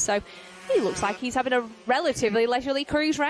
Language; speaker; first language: English; native; English